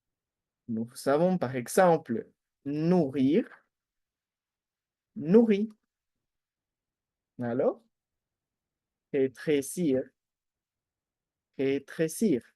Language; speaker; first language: French; non-native, fluent; Spanish